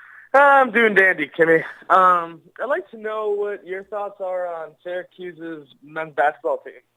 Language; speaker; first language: English; native; English